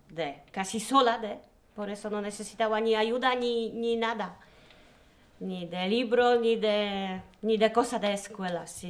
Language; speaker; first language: Spanish; non-native, learner; Polish